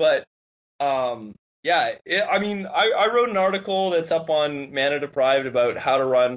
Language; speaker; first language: English; native; English